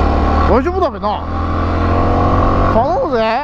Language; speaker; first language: Japanese; native; Japanese